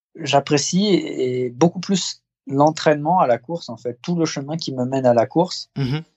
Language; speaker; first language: French; native; French